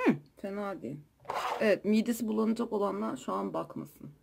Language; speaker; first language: Turkish; native; Turkish